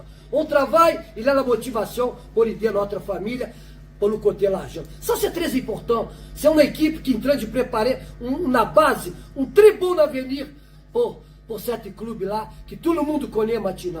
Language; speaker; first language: French; non-native, learner; Portuguese